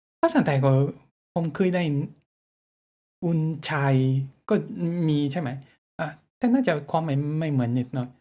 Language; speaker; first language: Thai; non-native, learner; Japanese